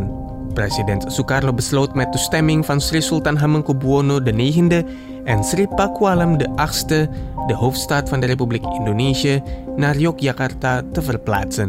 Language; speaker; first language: Dutch; non-native, fluent; Indonesian